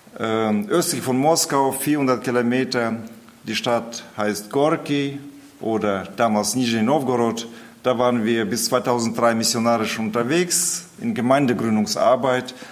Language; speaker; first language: German; early bilingual, heritage; German